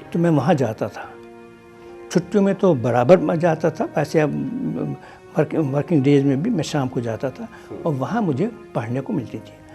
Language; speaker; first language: Urdu; native; Urdu